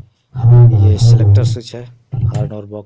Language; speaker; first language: Hindi; native; Hindi